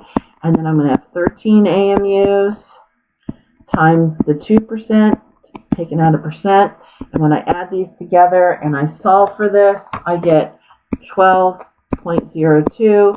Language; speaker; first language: English; native; English